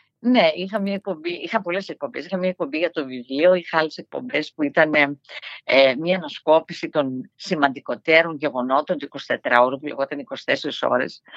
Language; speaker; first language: Greek; early bilingual, heritage; Greek